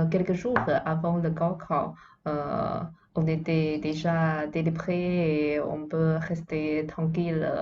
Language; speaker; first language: French; non-native, fluent; Chinese